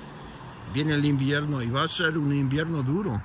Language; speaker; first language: Spanish; non-native, fluent; English